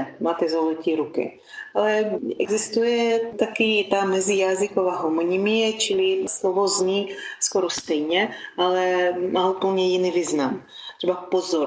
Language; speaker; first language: Czech; non-native, fluent; Ukrainian